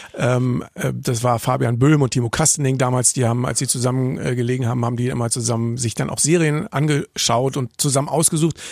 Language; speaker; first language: German; native; German